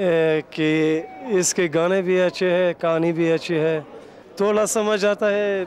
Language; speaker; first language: Hindi; non-native, fluent; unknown